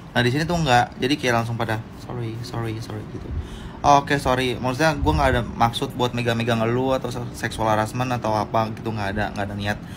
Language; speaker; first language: Indonesian; native; Indonesian